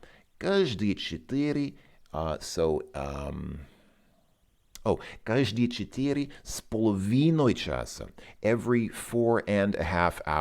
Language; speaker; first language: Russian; non-native, fluent; English